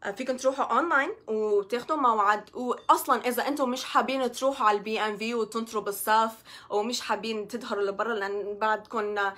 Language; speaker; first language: Arabic; early bilingual, other home language; English